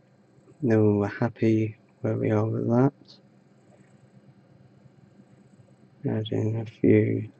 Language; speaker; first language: English; native; English